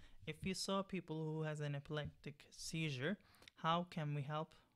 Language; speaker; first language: English; non-native, fluent; Turkish